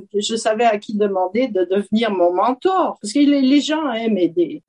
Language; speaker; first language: French; native; French